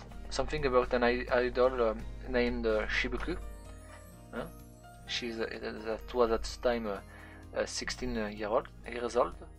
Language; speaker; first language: English; non-native, fluent; French